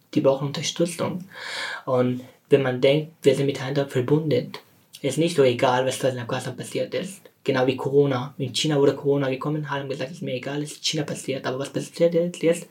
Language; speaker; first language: German; non-native, learner; Persian